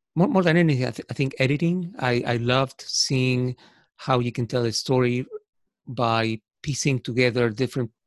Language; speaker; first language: English; non-native, fluent; Spanish